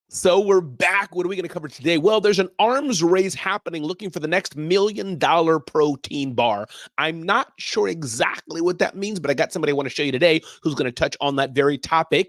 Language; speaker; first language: English; native; English